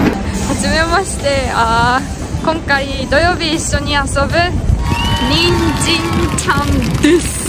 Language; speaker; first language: Japanese; non-native, fluent; Mongolian